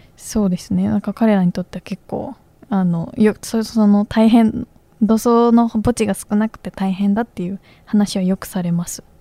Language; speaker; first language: Japanese; native; Japanese